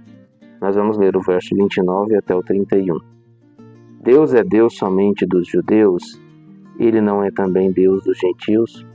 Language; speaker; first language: Portuguese; native; Portuguese